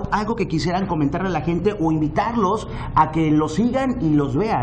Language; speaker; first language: Spanish; native; Spanish